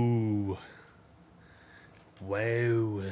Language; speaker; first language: English; native; English